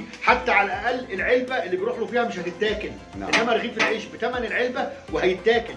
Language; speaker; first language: Arabic; native; Arabic